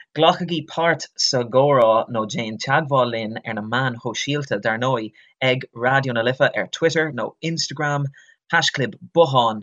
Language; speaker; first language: Irish; non-native, local second language; English